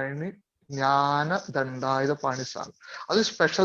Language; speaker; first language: Tamil; non-native, learner; Malayalam